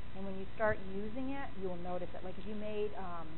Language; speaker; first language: English; native; English